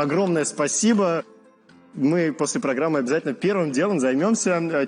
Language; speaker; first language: Russian; native; Russian